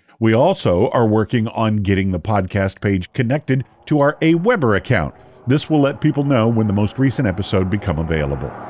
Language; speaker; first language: English; native; English